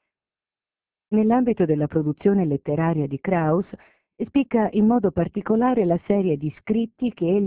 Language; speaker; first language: Italian; native; Italian